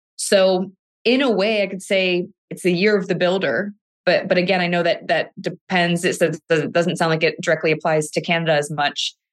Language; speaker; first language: English; native; English